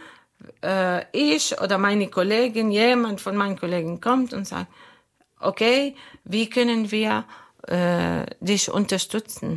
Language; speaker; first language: German; non-native, fluent; Arabic